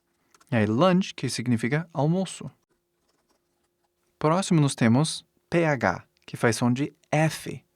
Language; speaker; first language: Portuguese; non-native, fluent; English